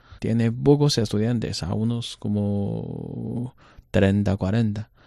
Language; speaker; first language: Spanish; non-native, learner; Chinese